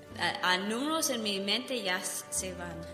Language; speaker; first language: Spanish; non-native, learner; English